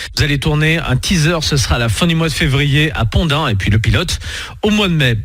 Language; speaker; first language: French; native; French